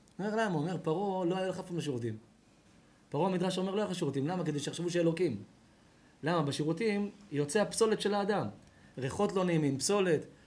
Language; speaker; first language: Hebrew; native; Hebrew